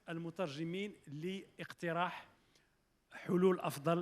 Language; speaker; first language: Arabic; native; Arabic